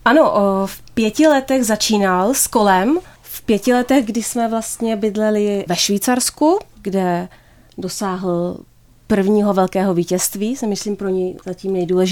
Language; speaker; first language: Czech; native; Czech